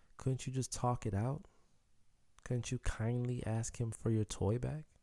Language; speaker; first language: English; early bilingual, other home language; Haitian Creole